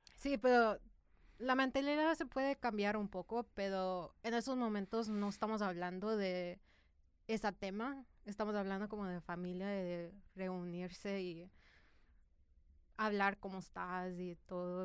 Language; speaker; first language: Spanish; early bilingual, other home language; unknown